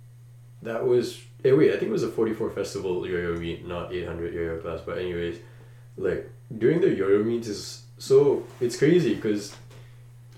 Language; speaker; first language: English; non-native, local second language; Malay